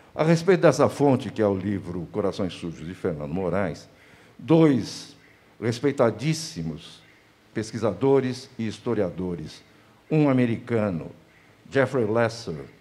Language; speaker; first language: Portuguese; native; Portuguese